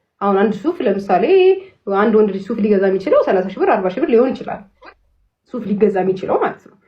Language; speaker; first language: Amharic; native; Amharic